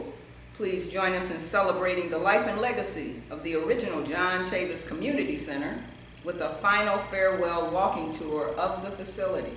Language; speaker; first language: English; native; English